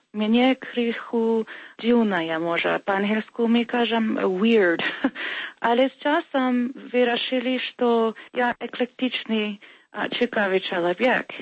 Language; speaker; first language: Belarusian; early bilingual, heritage; Belarusian